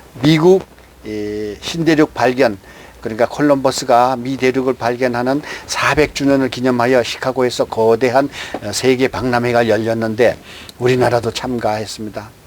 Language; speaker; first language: Korean; native; Korean